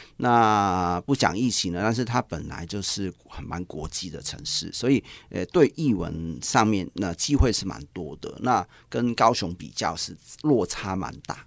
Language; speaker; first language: Chinese; non-native, local second language; Cantonese